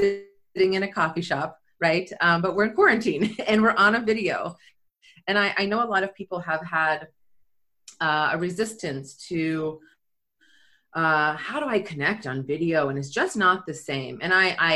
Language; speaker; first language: English; native; English